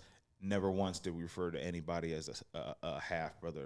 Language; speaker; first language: English; native; English